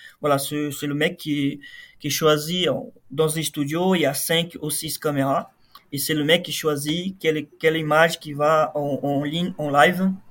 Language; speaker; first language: French; non-native, fluent; Portuguese